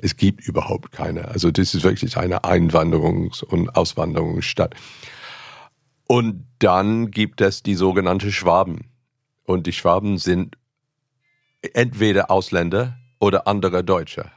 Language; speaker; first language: German; non-native, fluent; English